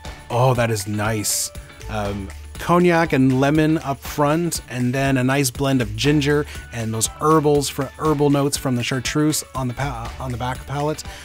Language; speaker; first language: English; native; English